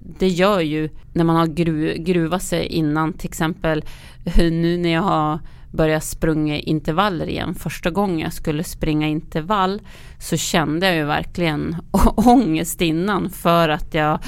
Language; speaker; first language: Swedish; native; Swedish